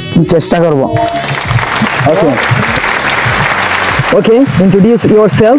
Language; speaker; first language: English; non-native, learner; Bangla